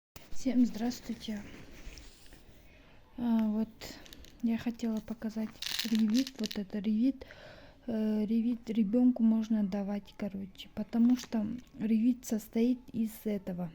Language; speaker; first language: Russian; non-native, local second language; Kazakh